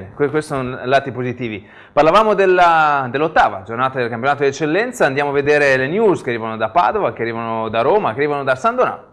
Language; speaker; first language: Italian; native; Italian